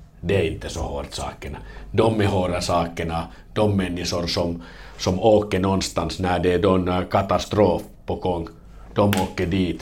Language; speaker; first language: Swedish; non-native, local second language; Finnish